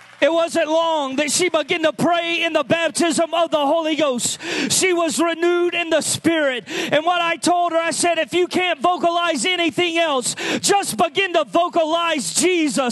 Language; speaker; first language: English; native; English